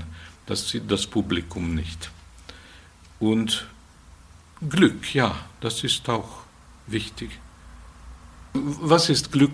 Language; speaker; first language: German; non-native, fluent; Hungarian